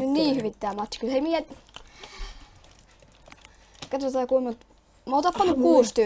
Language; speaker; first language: Finnish; native; Finnish